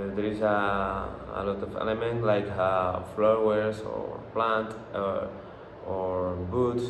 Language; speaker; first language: English; non-native, learner; Spanish